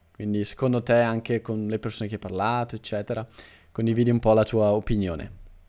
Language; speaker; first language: Italian; native; Italian